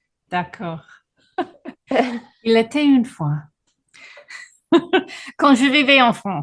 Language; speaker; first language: French; non-native, fluent; English